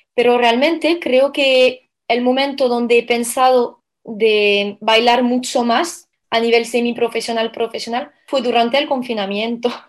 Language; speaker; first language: Spanish; non-native, fluent; French